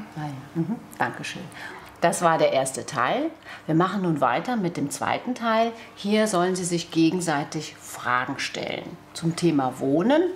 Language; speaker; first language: German; native; German